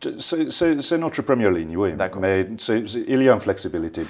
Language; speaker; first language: French; non-native, fluent; English